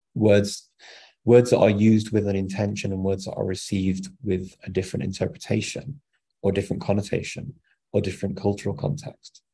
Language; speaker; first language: English; native; English